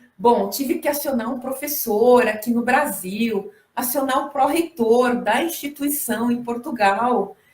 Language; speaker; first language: Portuguese; native; Portuguese